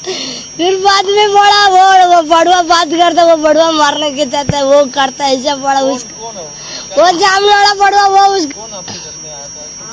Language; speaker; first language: Hindi; non-native, local second language; Tamil